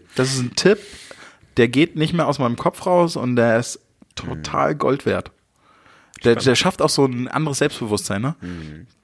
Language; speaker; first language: German; native; German